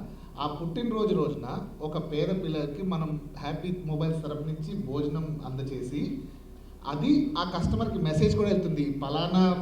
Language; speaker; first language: Telugu; native; Telugu